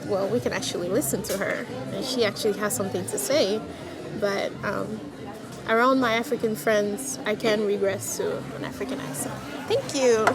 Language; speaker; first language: English; early bilingual, other home language; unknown